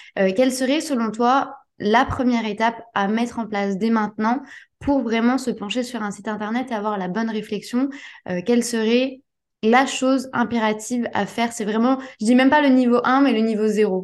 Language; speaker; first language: French; native; French